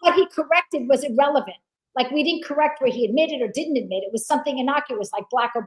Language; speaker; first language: English; native; English